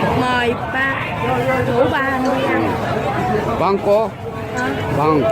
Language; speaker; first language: Vietnamese; non-native, learner; Korean